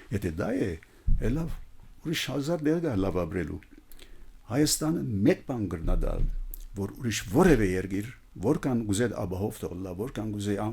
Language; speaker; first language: Armenian; early bilingual, heritage; Armenian